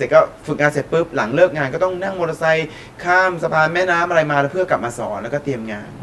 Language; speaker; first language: Thai; native; Thai